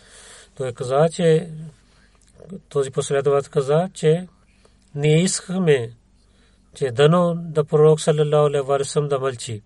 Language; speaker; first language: Bulgarian; non-native, learner; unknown